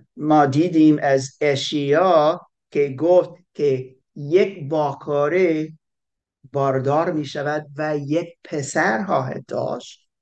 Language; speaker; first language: Persian; non-native, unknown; English